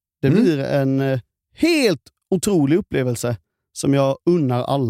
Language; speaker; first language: Swedish; native; Swedish